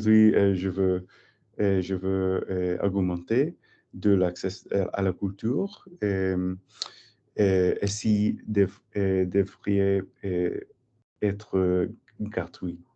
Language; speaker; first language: French; non-native, learner; English